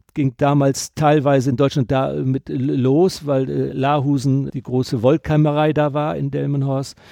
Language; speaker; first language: German; native; German